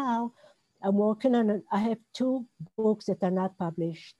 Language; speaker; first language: English; non-native, fluent; Hebrew